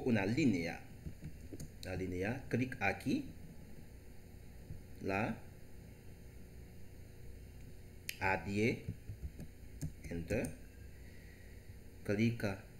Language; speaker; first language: Spanish; non-native, learner; Haitian Creole